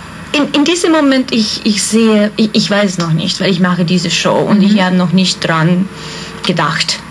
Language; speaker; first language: German; non-native, fluent; Hungarian